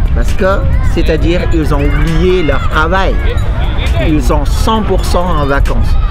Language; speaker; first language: French; non-native, fluent; Balinese